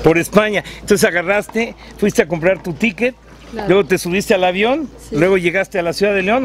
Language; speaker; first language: Spanish; native; Spanish